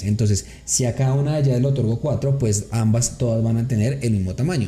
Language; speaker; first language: Spanish; native; Spanish